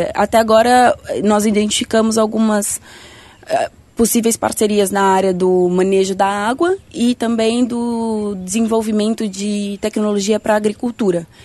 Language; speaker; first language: Portuguese; native; Portuguese